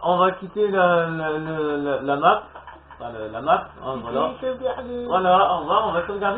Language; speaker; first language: French; native; French